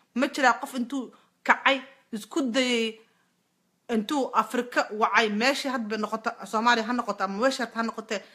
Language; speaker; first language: Somali; native; Somali